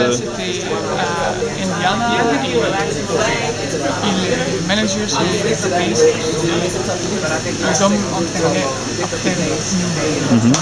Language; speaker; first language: French; non-native, local second language; Dutch